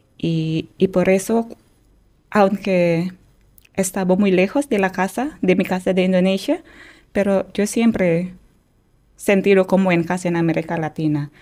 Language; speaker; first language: Spanish; non-native, fluent; Indonesian